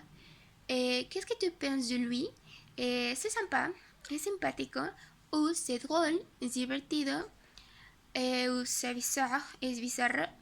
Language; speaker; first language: French; non-native, learner; Spanish